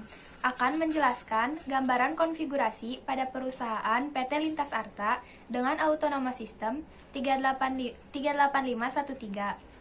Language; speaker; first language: Indonesian; native; Indonesian